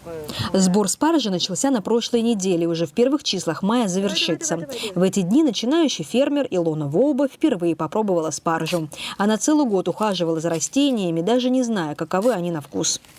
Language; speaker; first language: Russian; native; Russian